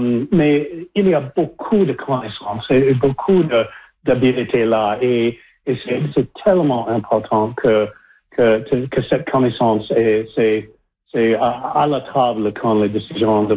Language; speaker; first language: French; non-native, learner; English